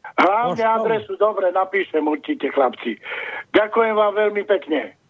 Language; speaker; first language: Slovak; native; Slovak